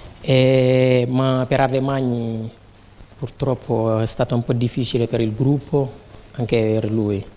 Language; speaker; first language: Italian; non-native, fluent; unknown